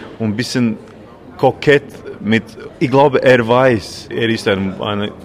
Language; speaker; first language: German; non-native, learner; Latvian